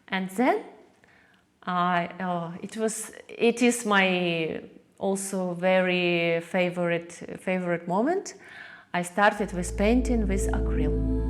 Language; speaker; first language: English; non-native, learner; Russian